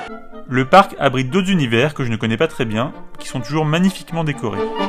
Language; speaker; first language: French; native; French